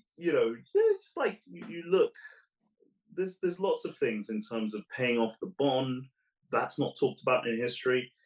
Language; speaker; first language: English; early bilingual, other home language; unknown